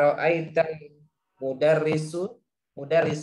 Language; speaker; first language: Arabic; non-native, learner; Indonesian